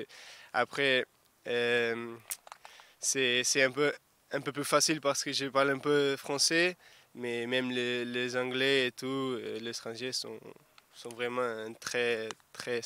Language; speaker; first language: French; non-native, fluent; Portuguese